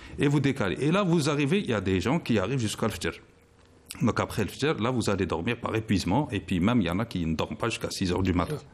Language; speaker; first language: French; non-native, local second language; Arabic